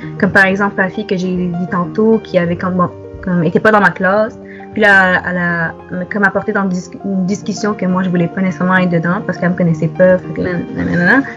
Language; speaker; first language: French; early bilingual, other home language; Arabic